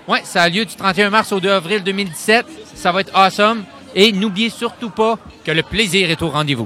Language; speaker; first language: French; native; French